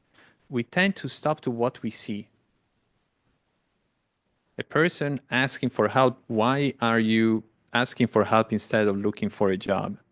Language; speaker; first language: English; non-native, fluent; Italian